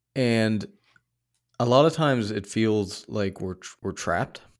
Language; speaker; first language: English; native; English